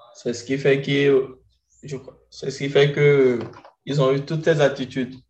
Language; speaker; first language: French; non-native, local second language; Ewe